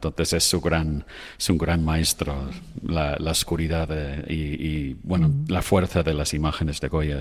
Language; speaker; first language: Spanish; non-native, fluent; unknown